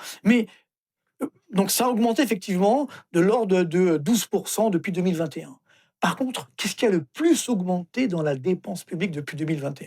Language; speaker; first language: French; native; French